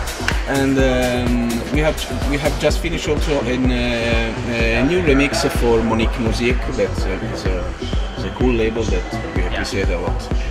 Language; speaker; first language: English; non-native, fluent; Italian